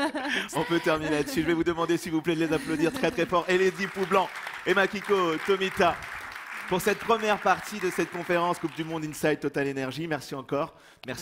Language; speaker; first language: French; native; French